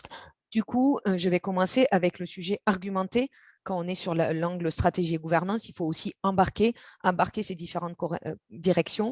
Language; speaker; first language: French; native; French